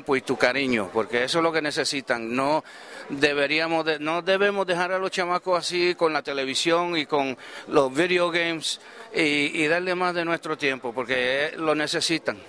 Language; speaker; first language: Spanish; early bilingual, heritage; Spanish